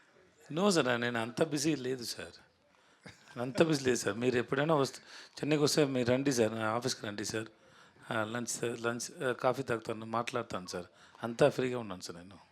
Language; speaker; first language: Telugu; non-native, learner; Tamil